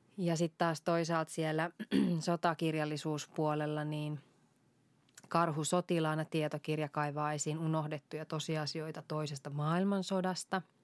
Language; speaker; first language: Finnish; native; Finnish